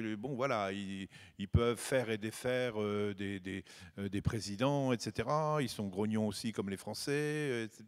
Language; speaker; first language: French; native; French